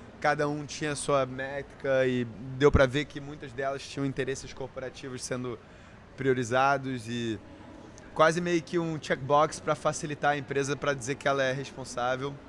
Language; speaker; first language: Portuguese; early bilingual, heritage; Portuguese